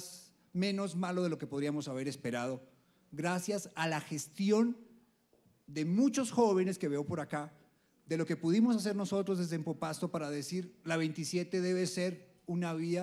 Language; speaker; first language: Spanish; native; Spanish